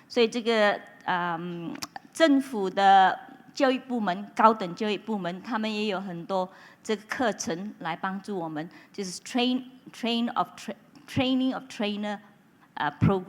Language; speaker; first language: Chinese; non-native, local second language; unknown